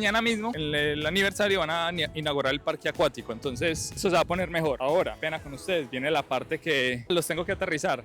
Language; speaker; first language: Spanish; native; Spanish